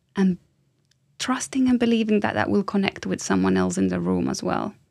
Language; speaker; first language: English; non-native, fluent; Finnish